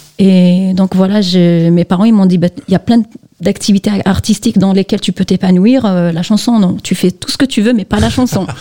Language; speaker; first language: French; non-native, local second language; Kabyle